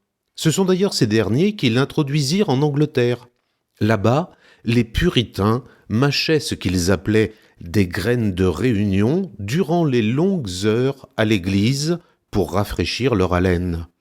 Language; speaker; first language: French; native; French